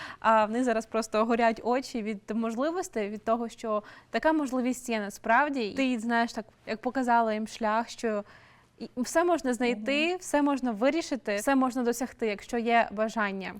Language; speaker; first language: Ukrainian; native; Ukrainian